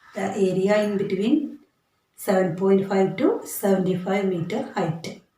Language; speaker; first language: English; non-native, local second language; Malayalam